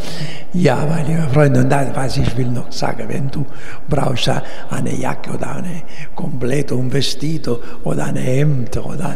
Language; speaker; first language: German; non-native, learner; Italian